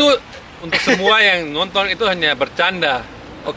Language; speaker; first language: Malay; early bilingual, other home language; German